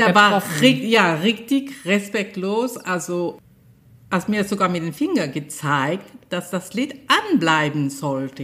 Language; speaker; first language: German; non-native, fluent; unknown